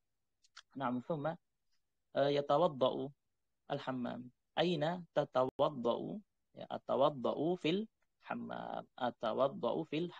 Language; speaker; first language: Arabic; non-native, fluent; Indonesian